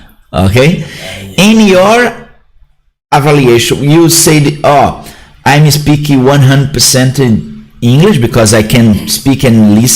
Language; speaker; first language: English; non-native, learner; Portuguese